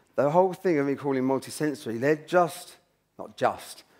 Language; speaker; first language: English; native; English